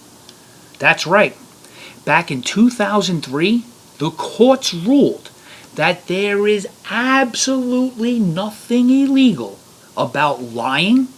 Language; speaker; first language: English; native; English